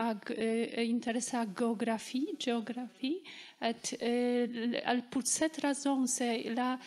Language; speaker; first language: French; non-native, learner; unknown